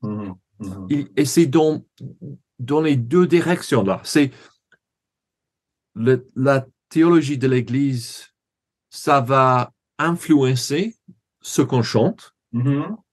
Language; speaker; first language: French; non-native, fluent; English